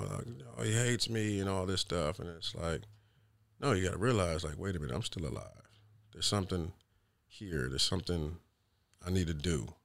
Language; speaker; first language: English; native; English